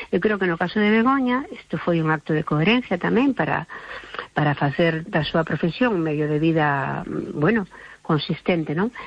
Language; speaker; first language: Galician; non-native, local second language; Spanish